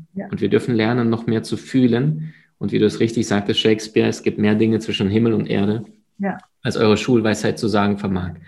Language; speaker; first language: German; early bilingual, other home language; Russian